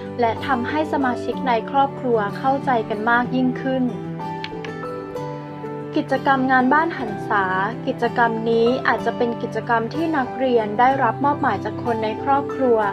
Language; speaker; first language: Thai; native; Thai